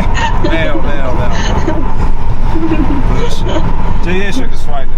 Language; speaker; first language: Chinese; non-native, learner; English